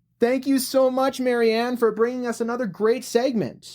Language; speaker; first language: English; native; English